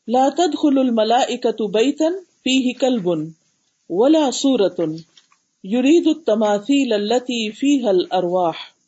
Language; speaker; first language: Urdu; native; Urdu